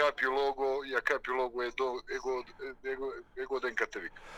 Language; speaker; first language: Greek; non-native, fluent; Serbian